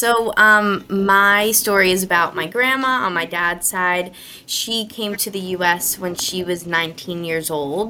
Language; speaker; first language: English; native; English